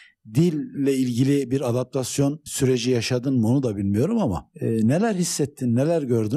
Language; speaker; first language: Turkish; native; Turkish